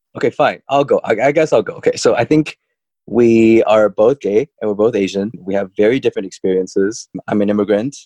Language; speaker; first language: English; early bilingual, other home language; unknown